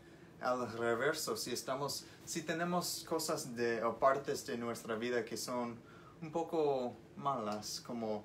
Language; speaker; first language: Spanish; non-native, learner; English